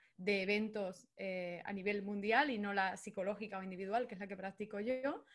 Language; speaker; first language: Spanish; native; Spanish